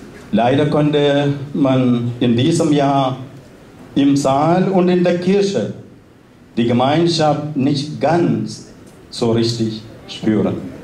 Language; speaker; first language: German; non-native, fluent; Malayalam